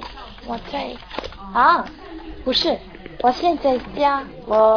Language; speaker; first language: Chinese; non-native, learner; Korean